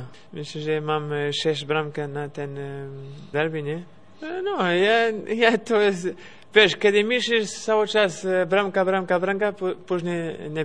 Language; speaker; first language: Polish; non-native, learner; Portuguese